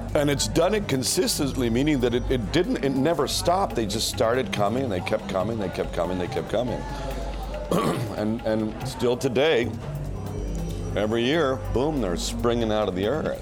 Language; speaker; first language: English; non-native, fluent; Spanish